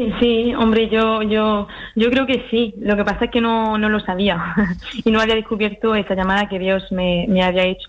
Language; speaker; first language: Spanish; early bilingual, heritage; French